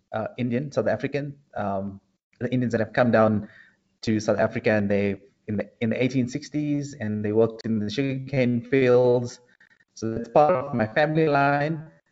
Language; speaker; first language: English; native; English